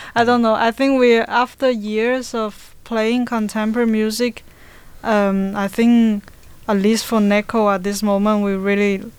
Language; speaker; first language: English; non-native, learner; Chinese